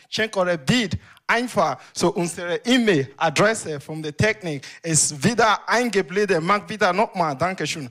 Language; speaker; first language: German; non-native, learner; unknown